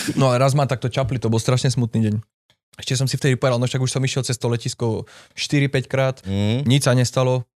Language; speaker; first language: Slovak; native; Slovak